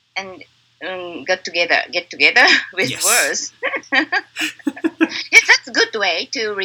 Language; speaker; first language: English; non-native, learner; Japanese